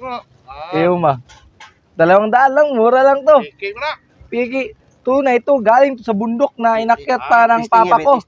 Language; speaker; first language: Filipino; non-native, local second language; Cebuano